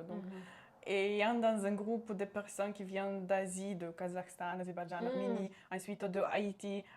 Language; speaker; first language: French; non-native, local second language; Romanian